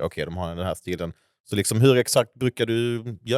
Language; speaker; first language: Swedish; native; Swedish